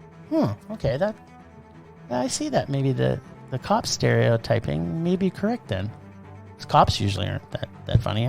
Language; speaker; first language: English; native; English